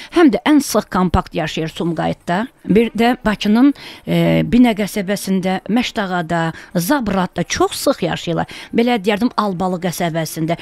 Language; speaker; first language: Azerbaijani; non-native, local second language; Talysh